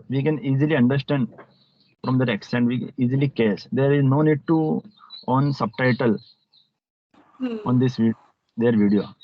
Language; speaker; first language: English; non-native, local second language; Hindi